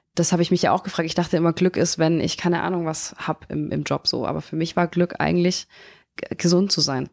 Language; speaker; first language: German; native; German